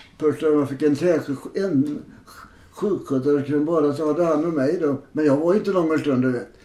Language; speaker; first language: Swedish; native; Swedish